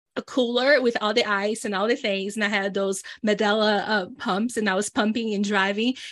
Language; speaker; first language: English; early bilingual, other home language; Portuguese